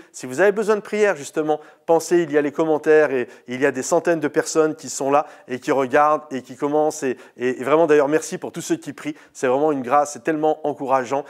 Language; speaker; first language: French; native; French